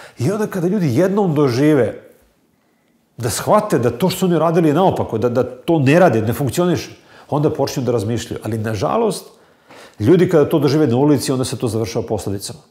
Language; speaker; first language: Serbian; native; Serbian